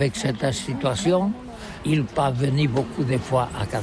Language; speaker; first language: French; non-native, learner; Catalan